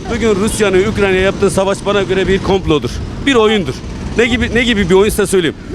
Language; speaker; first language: Turkish; native; Turkish